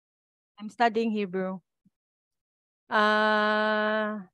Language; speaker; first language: English; non-native, local second language; Filipino